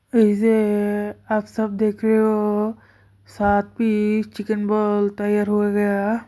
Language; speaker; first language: Hindi; non-native, learner; Bangla